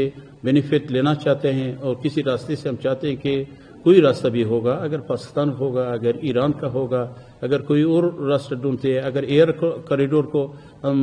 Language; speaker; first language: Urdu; non-native, fluent; Persian